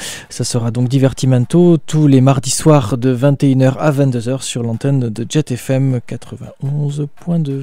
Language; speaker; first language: French; native; French